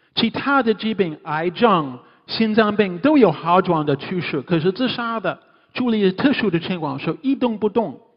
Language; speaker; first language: Chinese; non-native, fluent; English